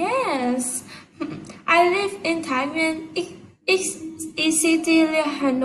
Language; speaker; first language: English; non-native, learner; Vietnamese